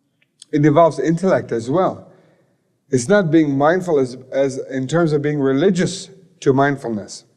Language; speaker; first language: English; native; English